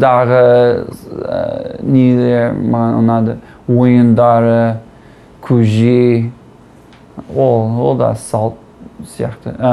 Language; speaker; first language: Kazakh; non-native, learner; English